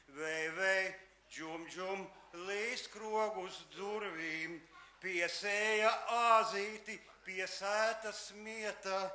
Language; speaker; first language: Latvian; native; Latvian